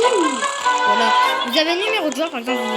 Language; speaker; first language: French; native; French